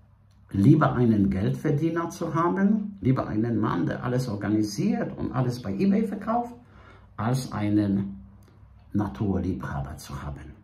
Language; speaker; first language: German; non-native, fluent; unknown